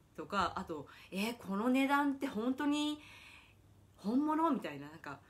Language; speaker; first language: Japanese; native; Japanese